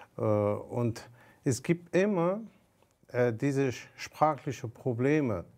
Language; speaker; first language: German; non-native, fluent; Persian